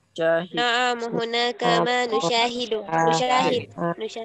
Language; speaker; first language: Arabic; non-native, learner; Indonesian